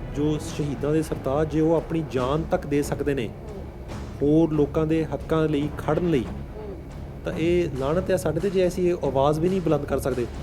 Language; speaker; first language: Punjabi; early bilingual, heritage; Punjabi